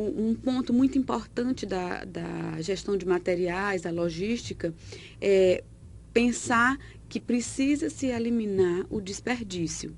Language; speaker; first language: Portuguese; native; Portuguese